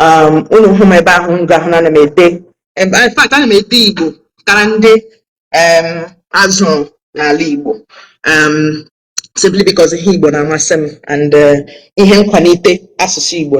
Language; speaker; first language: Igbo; early bilingual, heritage; Igbo